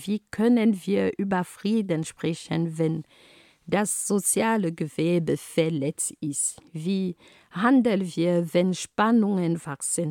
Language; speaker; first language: German; non-native, fluent; Ghomala